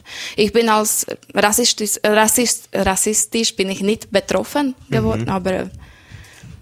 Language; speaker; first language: German; non-native, learner; Slovak